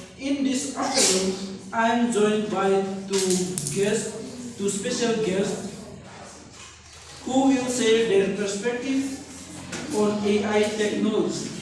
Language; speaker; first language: English; non-native, learner; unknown